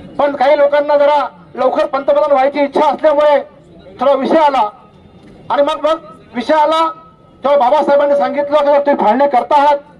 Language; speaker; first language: Marathi; native; Marathi